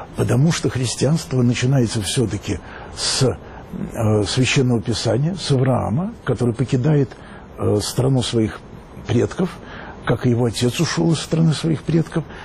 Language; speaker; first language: Russian; native; Russian